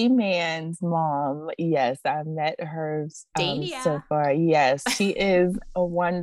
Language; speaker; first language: English; native; English